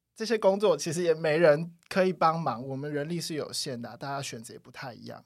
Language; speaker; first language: Chinese; native; Chinese